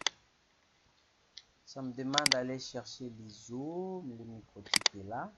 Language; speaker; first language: French; non-native, local second language; Lingala